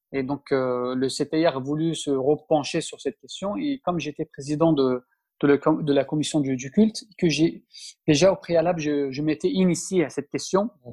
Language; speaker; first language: French; early bilingual, other home language; Turkish